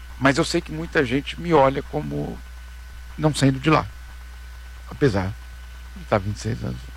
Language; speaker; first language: Portuguese; native; Portuguese